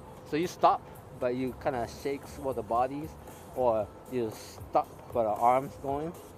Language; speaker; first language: English; non-native, learner; Japanese